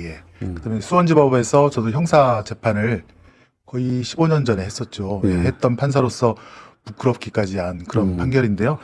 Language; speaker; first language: Korean; native; Korean